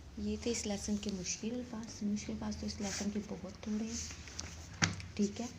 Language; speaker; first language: Hindi; non-native, local second language; Saraiki